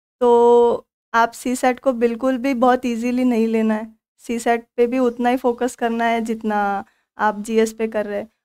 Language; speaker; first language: Hindi; non-native, local second language; Marathi